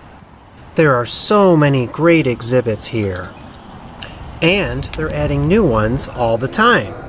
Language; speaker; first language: English; native; English